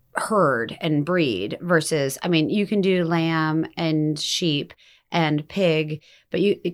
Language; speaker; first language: English; native; English